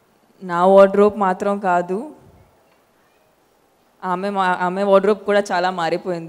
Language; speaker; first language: Telugu; non-native, fluent; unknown